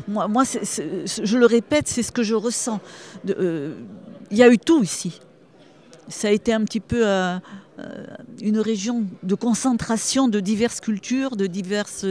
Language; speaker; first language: French; native; French